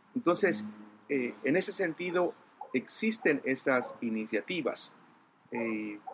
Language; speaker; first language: Spanish; non-native, local second language; Zapotec